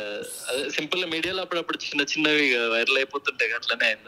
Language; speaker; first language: Telugu; native; Telugu